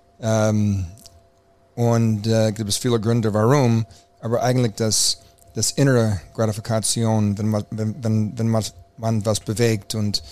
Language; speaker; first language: German; non-native, fluent; English